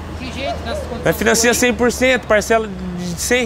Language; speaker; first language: Portuguese; native; Portuguese